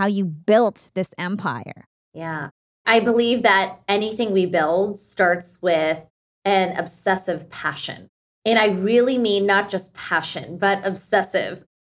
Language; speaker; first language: English; early bilingual, other home language; Hindi